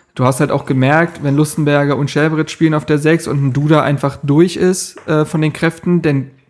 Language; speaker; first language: German; native; German